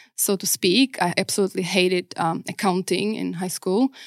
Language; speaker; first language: English; non-native, fluent; Czech